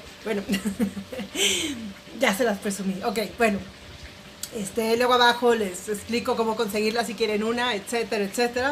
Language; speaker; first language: Spanish; native; Spanish